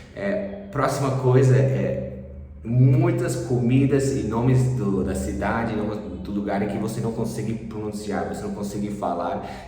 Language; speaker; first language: Portuguese; early bilingual, other home language; English